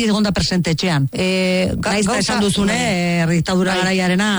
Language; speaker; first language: Basque; native; Basque